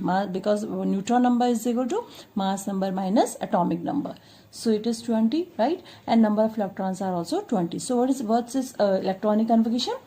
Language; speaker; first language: English; non-native, local second language; Hindi